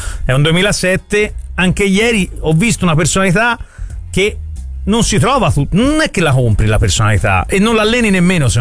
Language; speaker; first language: Italian; native; Italian